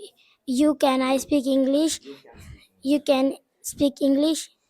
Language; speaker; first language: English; non-native, learner; Hindi